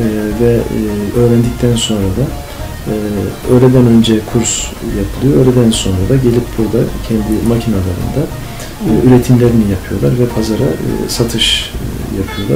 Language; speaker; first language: Turkish; native; Turkish